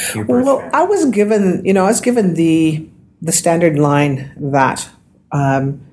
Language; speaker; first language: English; native; English